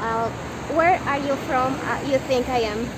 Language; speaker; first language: English; non-native, learner; Spanish